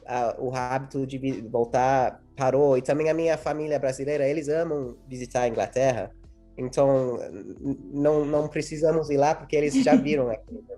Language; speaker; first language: Portuguese; early bilingual, heritage; English